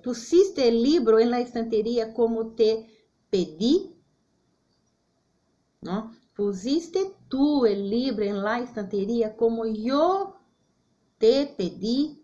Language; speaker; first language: Spanish; non-native, fluent; Portuguese